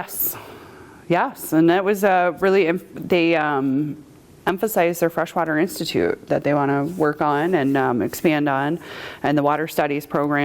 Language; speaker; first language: English; native; English